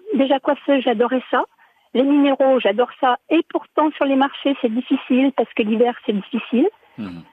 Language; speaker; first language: French; native; French